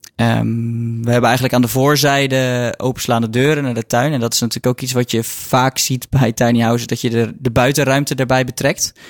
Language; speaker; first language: Dutch; native; Dutch